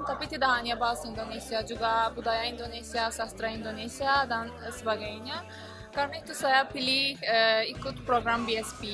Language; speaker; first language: Indonesian; non-native, learner; Azerbaijani